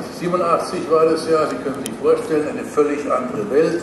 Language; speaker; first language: German; native; German